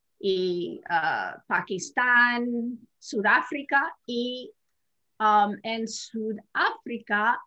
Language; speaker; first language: Spanish; non-native, fluent; English